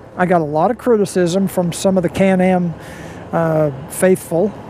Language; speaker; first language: English; native; English